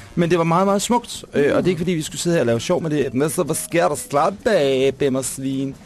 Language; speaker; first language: Danish; native; Danish